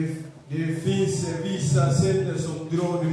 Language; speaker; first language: Swedish; non-native, fluent; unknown